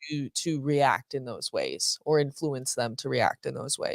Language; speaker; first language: English; native; English